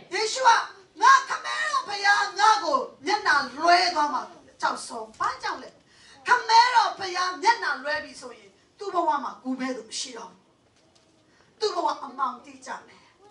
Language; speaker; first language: Burmese; non-native, local second language; Hakha Chin